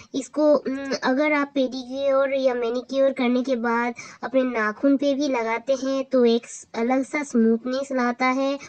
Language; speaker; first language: Hindi; non-native, local second language; Bangla